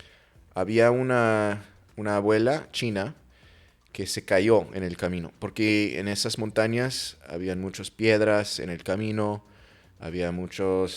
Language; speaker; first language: Spanish; non-native, fluent; English